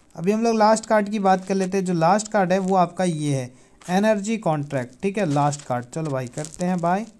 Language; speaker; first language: Hindi; native; Hindi